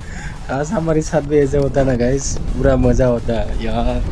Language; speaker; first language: Hindi; non-native, local second language; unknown